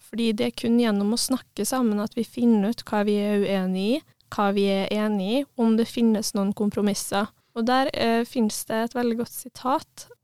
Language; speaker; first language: Norwegian; native; Norwegian